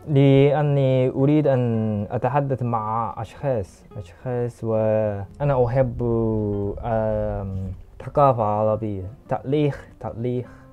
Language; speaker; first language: Arabic; non-native, learner; Japanese